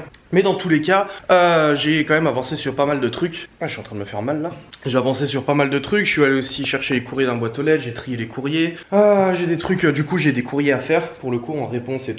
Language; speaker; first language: French; native; French